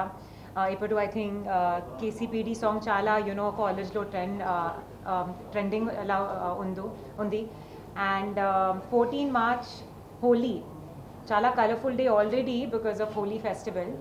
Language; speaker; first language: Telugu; non-native, learner; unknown